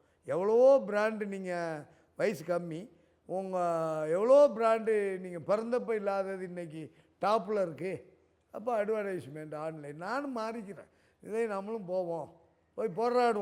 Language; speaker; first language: Tamil; native; Tamil